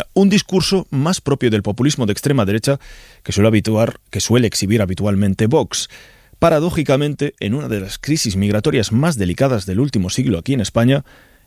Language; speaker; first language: Spanish; native; Spanish